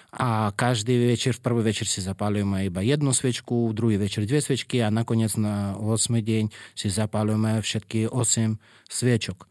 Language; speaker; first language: Slovak; non-native, fluent; Russian